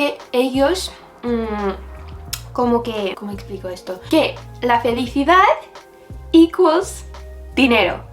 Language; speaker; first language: Spanish; non-native, fluent; English